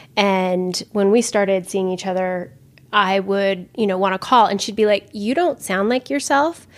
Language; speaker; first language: English; native; English